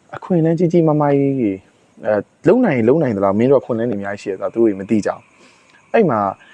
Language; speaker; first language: Burmese; native; Burmese